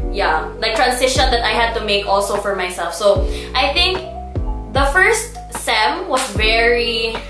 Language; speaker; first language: English; non-native, local second language; Cebuano